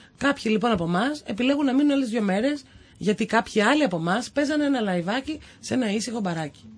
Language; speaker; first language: Greek; non-native, local second language; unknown